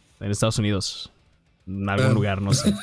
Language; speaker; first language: Spanish; native; Spanish